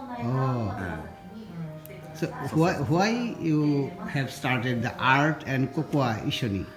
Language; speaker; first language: English; non-native, learner; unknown